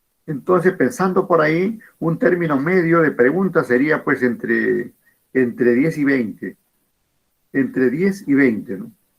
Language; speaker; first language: Spanish; native; Spanish